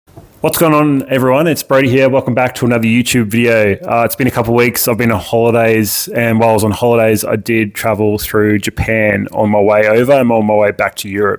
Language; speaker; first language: English; native; English